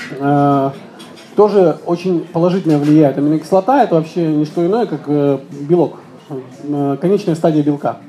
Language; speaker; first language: Russian; native; Russian